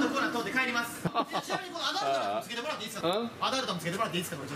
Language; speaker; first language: Japanese; native; Japanese